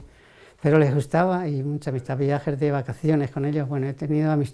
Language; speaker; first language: Spanish; native; Spanish